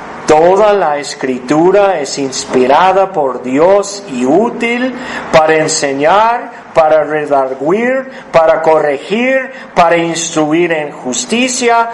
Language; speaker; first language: Spanish; non-native, fluent; English